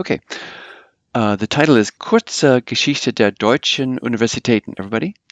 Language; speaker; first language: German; non-native, fluent; English